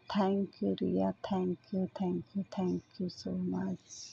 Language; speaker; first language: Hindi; non-native, local second language; Punjabi